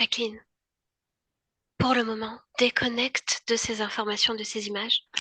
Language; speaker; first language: French; native; French